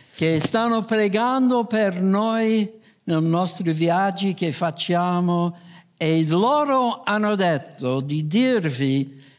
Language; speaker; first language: Italian; non-native, fluent; English